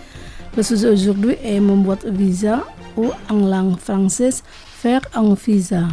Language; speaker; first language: French; non-native, fluent; Indonesian